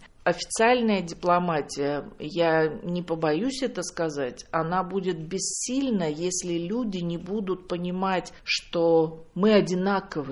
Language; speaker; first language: Russian; native; Russian